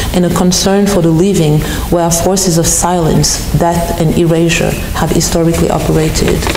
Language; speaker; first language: English; non-native, fluent; French